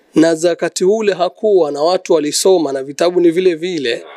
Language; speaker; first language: Swahili; native; Swahili